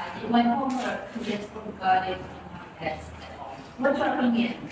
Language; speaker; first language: English; non-native, fluent; Indonesian